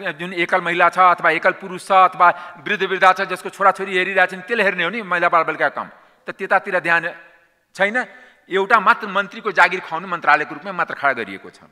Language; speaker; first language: Nepali; non-native, local second language; Maithili